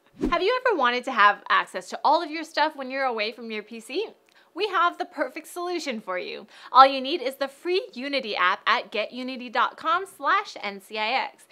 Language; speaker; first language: English; native; English